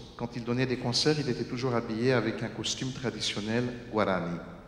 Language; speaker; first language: French; native; French